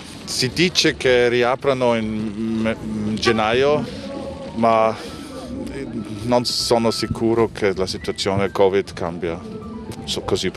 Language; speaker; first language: Italian; non-native, fluent; German